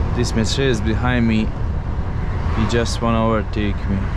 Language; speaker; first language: English; non-native, fluent; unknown